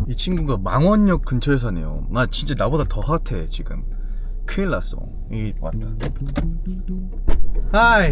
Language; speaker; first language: Korean; native; Korean